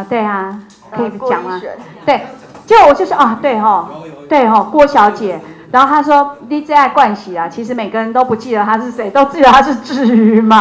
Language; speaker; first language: Chinese; native; Chinese